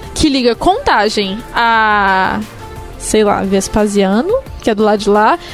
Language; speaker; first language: Portuguese; native; Portuguese